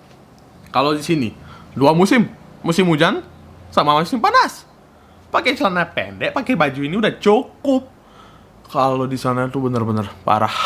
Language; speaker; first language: Indonesian; non-native, fluent; Russian